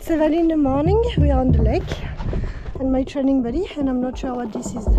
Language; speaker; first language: English; non-native, fluent; French